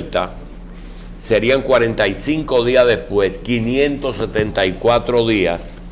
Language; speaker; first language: Spanish; native; Spanish